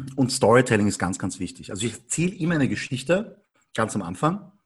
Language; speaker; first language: German; native; German